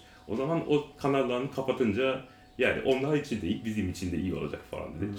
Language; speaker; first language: Turkish; non-native, learner; Japanese